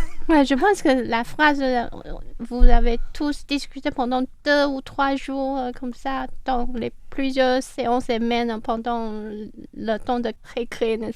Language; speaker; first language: French; non-native, fluent; Chinese